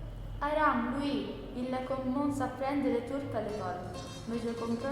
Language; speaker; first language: French; non-native, learner; Italian